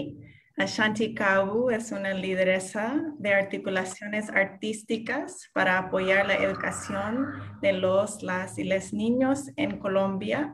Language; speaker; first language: Spanish; non-native, fluent; English